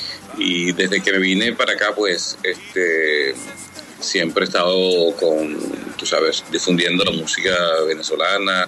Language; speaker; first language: Spanish; native; Spanish